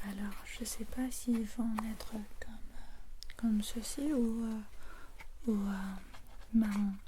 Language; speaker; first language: French; non-native, fluent; English